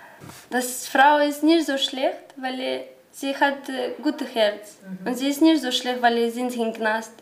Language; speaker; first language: German; non-native, learner; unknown